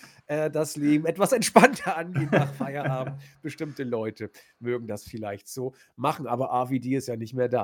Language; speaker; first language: German; native; German